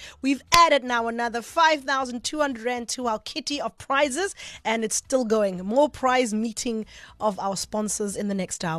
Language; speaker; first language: English; native; English